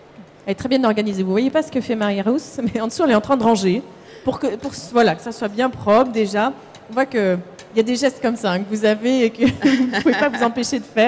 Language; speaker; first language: French; native; French